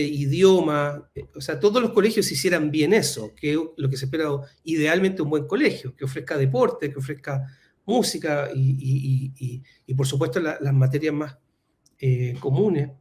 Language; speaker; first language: Spanish; native; Spanish